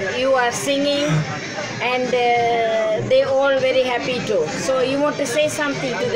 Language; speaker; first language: English; non-native, local second language; Filipino